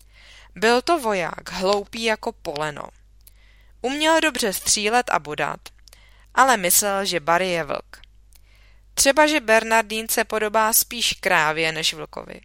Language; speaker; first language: Czech; native; Czech